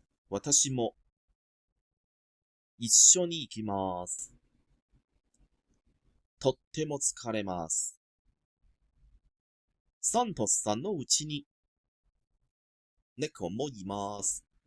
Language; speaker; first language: Japanese; non-native, fluent; Cantonese